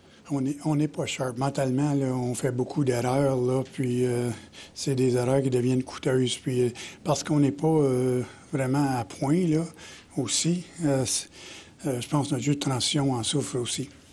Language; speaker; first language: French; native; French